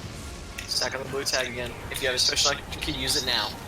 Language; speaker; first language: English; native; English